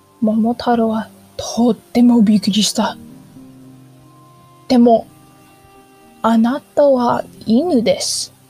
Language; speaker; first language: Japanese; non-native, learner; English